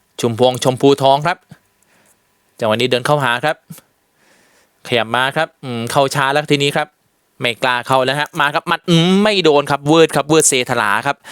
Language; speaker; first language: Thai; native; Thai